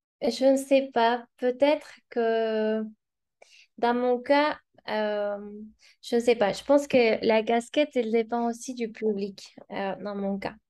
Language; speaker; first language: French; non-native, fluent; Spanish